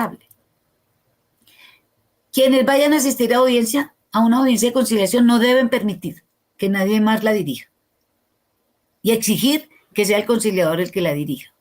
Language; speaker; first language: Spanish; native; Spanish